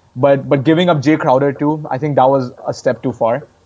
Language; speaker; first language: English; non-native, local second language; Hindi